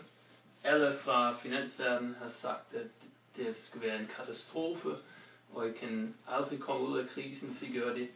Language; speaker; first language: Danish; non-native, fluent; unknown